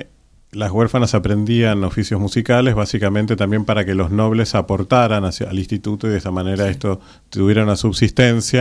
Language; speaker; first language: Spanish; native; Spanish